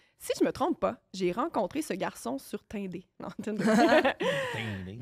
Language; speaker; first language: French; native; French